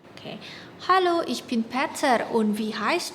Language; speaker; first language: German; non-native, learner; Indonesian